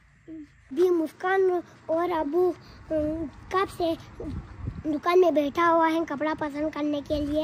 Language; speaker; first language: Hindi; non-native, local second language; Khowar